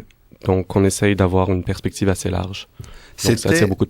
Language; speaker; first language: French; native; French